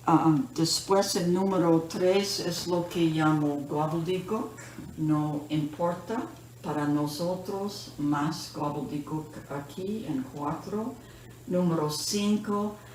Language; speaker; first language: Spanish; non-native, fluent; English